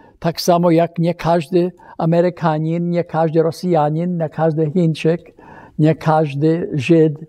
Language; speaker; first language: Polish; early bilingual, heritage; Polish